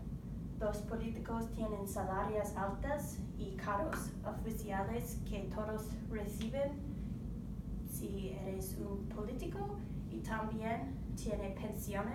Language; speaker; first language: Spanish; non-native, learner; English